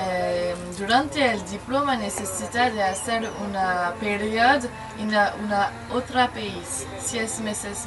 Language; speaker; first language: Spanish; non-native, learner; French